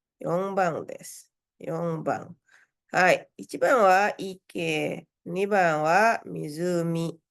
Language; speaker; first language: Japanese; non-native, fluent; Indonesian